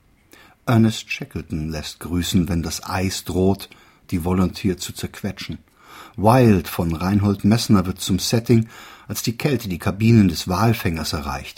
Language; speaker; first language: German; native; German